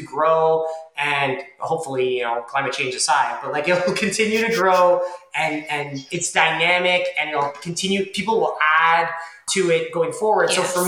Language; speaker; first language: English; native; English